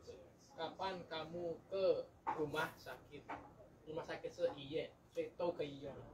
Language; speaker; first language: Chinese; non-native, fluent; Indonesian